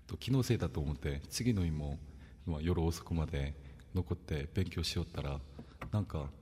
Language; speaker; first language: Japanese; non-native, fluent; Korean